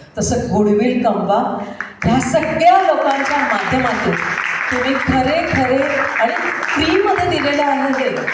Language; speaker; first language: Marathi; non-native, local second language; Gujarati